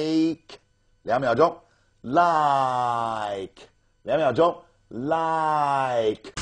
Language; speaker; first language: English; non-native, fluent; Chinese